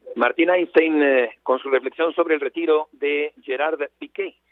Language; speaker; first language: Spanish; native; Spanish